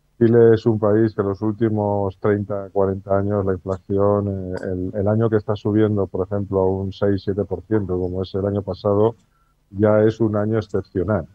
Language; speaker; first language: Spanish; native; Spanish